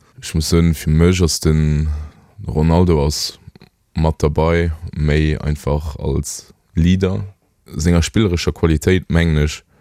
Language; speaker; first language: Luxembourgish; native; Luxembourgish